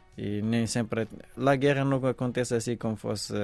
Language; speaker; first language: Portuguese; non-native, fluent; Persian